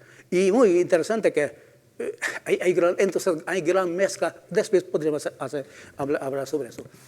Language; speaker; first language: Spanish; non-native, fluent; Hungarian